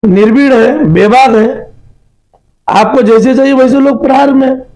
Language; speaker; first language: Hindi; non-native, local second language; Marathi